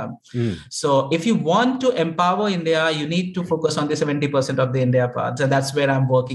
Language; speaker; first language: English; non-native, local second language; Hindi